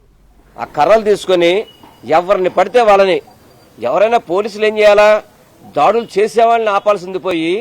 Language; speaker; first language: Telugu; native; Telugu